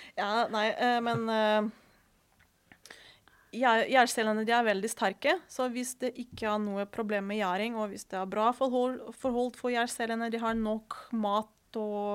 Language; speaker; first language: Norwegian; non-native, fluent; Ukrainian